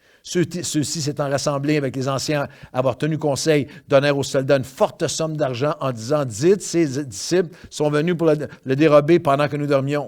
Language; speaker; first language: French; native; French